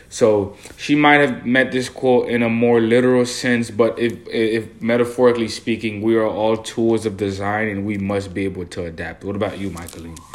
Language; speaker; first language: English; early bilingual, other home language; Haitian Creole